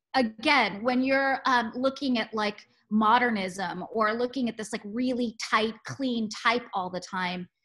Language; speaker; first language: English; native; English